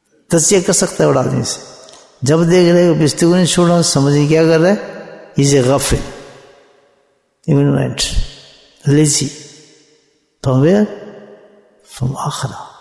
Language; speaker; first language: Urdu; native; Urdu